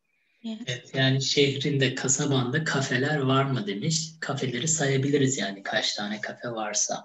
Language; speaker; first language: Turkish; native; Turkish